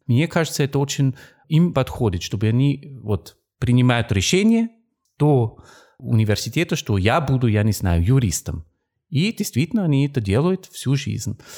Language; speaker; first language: Russian; non-native, fluent; German